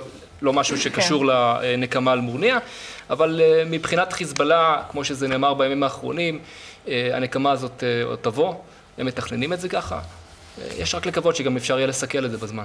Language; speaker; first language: Hebrew; native; Hebrew